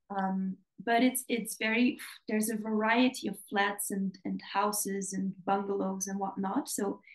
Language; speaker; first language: English; non-native, fluent; Dutch